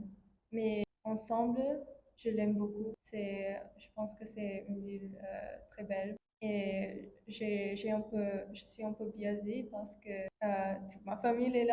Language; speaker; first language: French; non-native, fluent; English